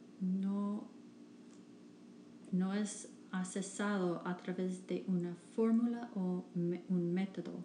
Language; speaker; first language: Spanish; non-native, fluent; English